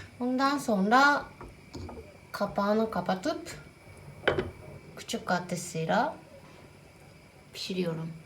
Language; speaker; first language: Turkish; non-native, fluent; Japanese